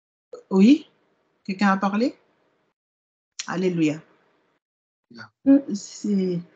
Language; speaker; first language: French; native; French